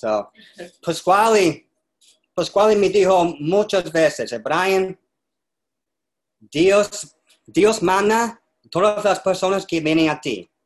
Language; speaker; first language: Spanish; non-native, learner; English